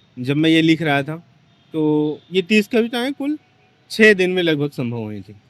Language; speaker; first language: Hindi; native; Hindi